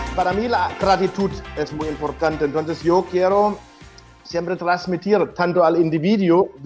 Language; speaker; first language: Spanish; non-native, fluent; German